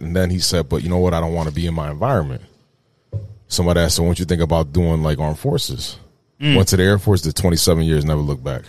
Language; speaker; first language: English; native; English